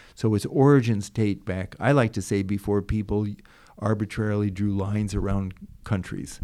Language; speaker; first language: English; native; English